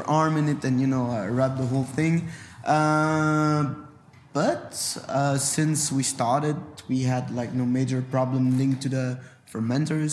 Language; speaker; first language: English; non-native, fluent; French